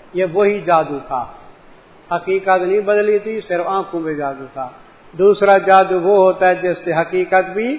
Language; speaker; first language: Urdu; non-native, local second language; Sindhi